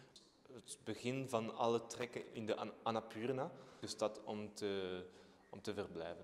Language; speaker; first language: Dutch; non-native, local second language; French